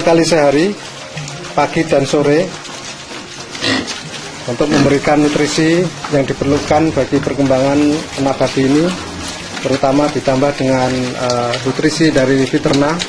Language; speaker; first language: Indonesian; native; Indonesian